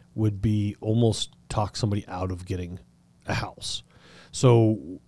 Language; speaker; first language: English; native; English